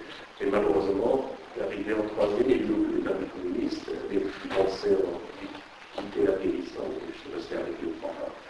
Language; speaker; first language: French; non-native, fluent; Persian